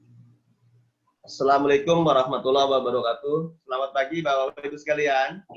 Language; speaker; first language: Indonesian; native; Indonesian